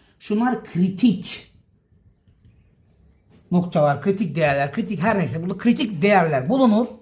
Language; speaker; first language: Turkish; native; Turkish